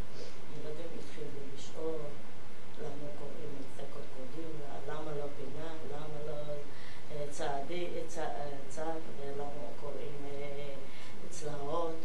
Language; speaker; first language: Hebrew; non-native, fluent; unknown